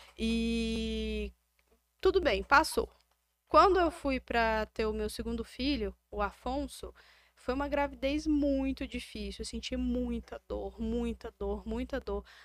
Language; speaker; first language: Portuguese; native; Portuguese